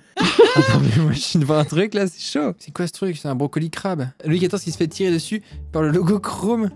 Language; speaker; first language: French; native; French